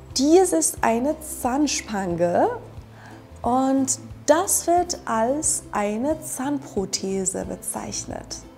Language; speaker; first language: German; non-native, fluent; Persian